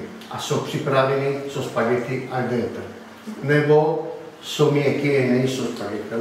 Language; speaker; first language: Czech; non-native, learner; Italian